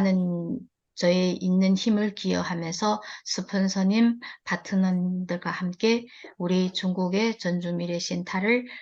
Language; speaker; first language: Korean; early bilingual, heritage; Korean